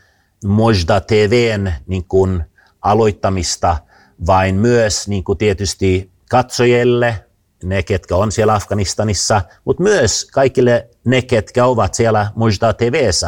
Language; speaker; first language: Finnish; non-native, fluent; Swedish